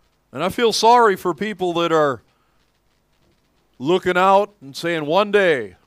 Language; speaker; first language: English; native; English